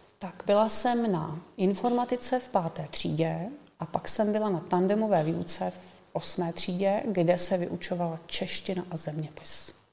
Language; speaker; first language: Czech; native; Czech